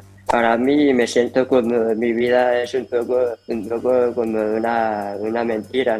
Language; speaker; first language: Spanish; early bilingual, heritage; Spanish